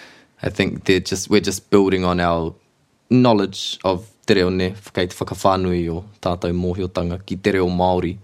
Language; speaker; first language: Māori; non-native, local second language; English